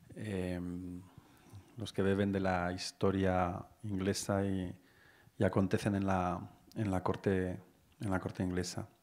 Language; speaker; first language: Spanish; native; Spanish